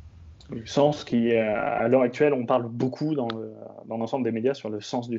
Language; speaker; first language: French; native; French